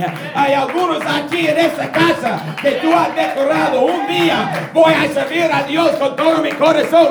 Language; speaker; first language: Spanish; non-native, learner; English